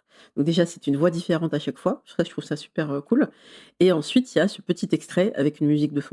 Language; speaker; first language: French; native; French